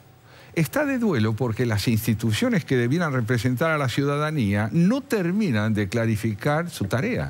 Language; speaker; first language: Spanish; native; Spanish